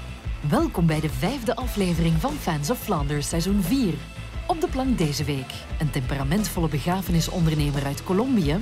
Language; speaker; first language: Dutch; native; Dutch